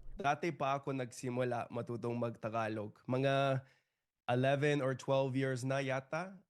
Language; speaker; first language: Filipino; non-native, fluent; English